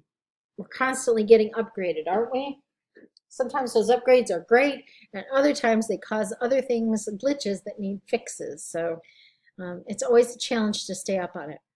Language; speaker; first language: English; native; English